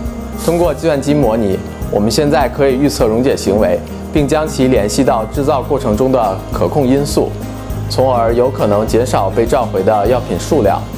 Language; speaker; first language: Chinese; native; Chinese